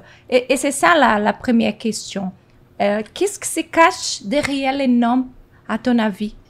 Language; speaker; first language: French; non-native, fluent; Portuguese